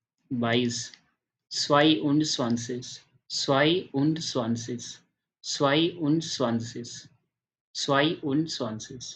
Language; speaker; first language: German; non-native, fluent; Hindi